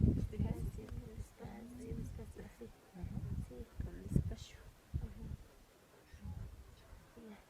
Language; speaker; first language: Spanish; non-native, local second language; Quechua